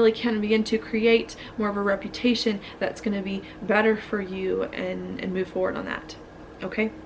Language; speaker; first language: English; native; English